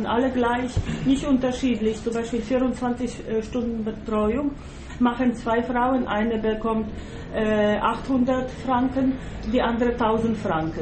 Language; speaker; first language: German; non-native, fluent; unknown